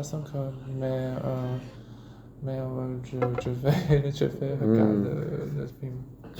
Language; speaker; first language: French; non-native, learner; Chinese